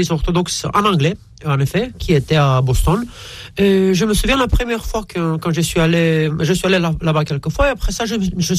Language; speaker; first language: French; non-native, fluent; Romanian